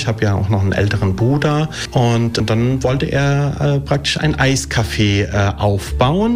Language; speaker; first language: German; early bilingual, other home language; Italian